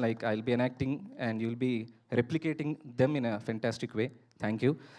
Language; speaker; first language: Telugu; native; Telugu